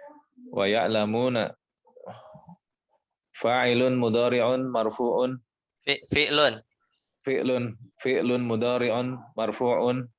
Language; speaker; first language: Arabic; non-native, learner; Indonesian